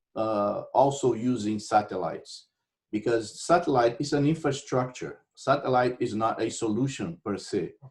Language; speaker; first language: English; non-native, fluent; Portuguese